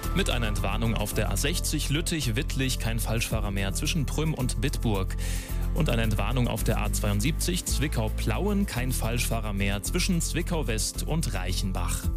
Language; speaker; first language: German; native; German